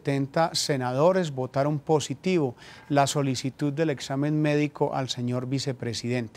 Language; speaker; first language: Spanish; native; Spanish